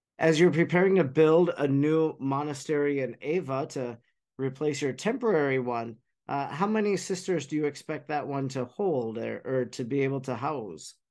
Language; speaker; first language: English; native; English